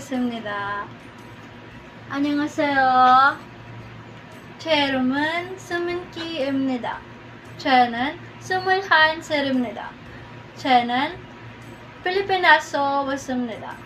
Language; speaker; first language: Korean; non-native, learner; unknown